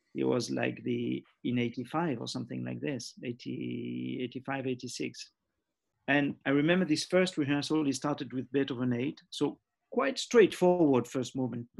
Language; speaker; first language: English; early bilingual, other home language; French